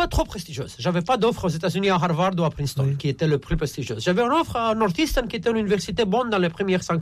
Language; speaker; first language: French; non-native, fluent; Romanian